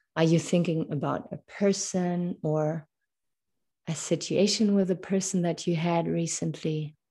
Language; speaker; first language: English; non-native, fluent; German